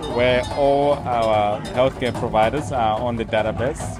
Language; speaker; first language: English; non-native, local second language; Shona